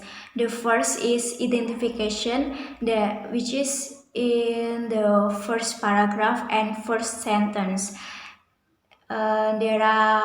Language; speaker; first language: English; non-native, learner; Indonesian